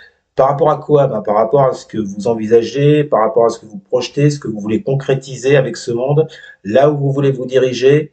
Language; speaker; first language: French; native; French